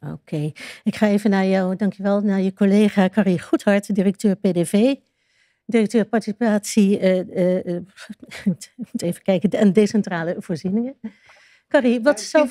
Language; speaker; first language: Dutch; native; Dutch